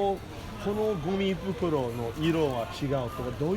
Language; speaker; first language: Japanese; non-native, learner; English